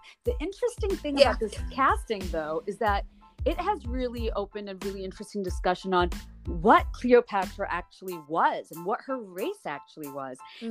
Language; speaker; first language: English; non-native, local second language; Bangla